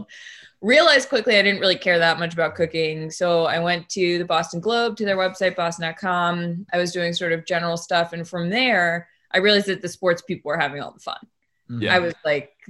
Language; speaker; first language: English; native; English